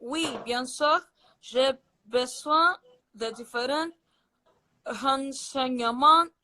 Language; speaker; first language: French; non-native, learner; Portuguese